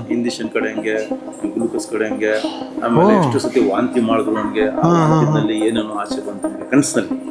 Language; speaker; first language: Kannada; non-native, local second language; Urdu